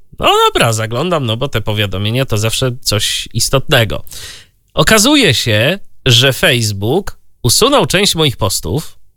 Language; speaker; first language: Polish; native; Polish